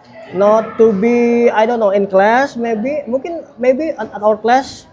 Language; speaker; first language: English; non-native, learner; Indonesian